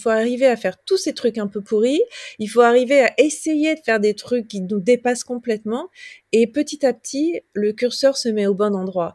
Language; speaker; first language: French; native; French